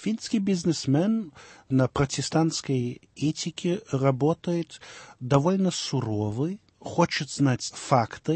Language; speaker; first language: Russian; early bilingual, heritage; Russian